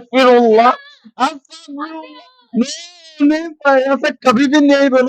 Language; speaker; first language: Hindi; non-native, learner; Bangla